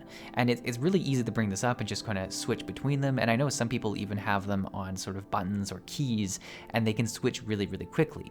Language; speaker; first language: English; native; English